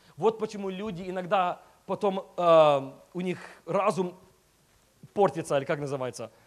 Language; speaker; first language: Russian; early bilingual, heritage; Russian